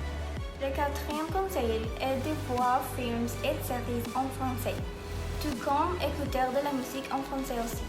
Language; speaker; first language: French; non-native, learner; Spanish